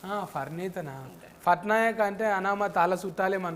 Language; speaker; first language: Telugu; native; Telugu